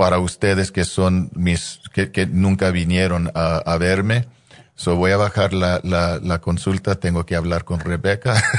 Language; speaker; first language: Spanish; non-native, fluent; English